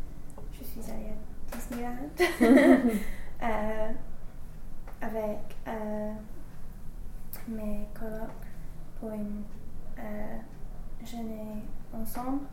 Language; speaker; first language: French; non-native, learner; English